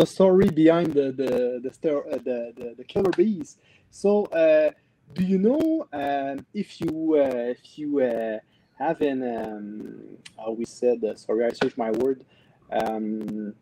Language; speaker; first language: English; non-native, learner; French